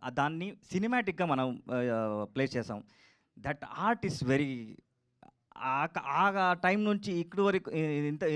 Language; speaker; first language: Telugu; non-native, learner; Kannada